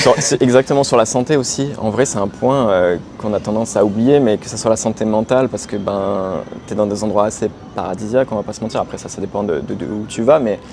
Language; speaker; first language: French; native; French